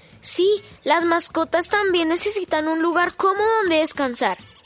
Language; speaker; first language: Spanish; native; Spanish